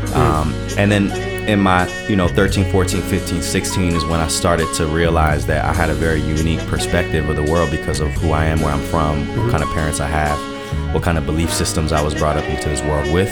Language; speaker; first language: English; early bilingual, other home language; Japanese